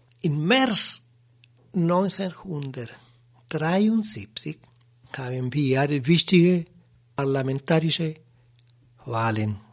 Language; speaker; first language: German; non-native, learner; Spanish